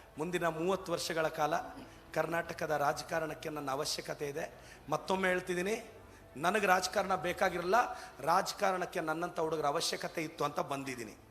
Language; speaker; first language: Kannada; native; Kannada